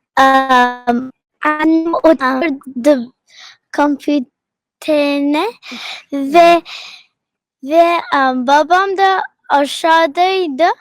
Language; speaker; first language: Turkish; early bilingual, heritage; Turkish